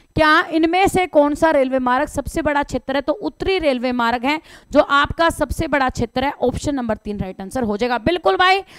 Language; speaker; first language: Hindi; native; Hindi